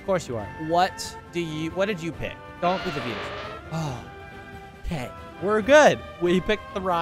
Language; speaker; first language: English; native; English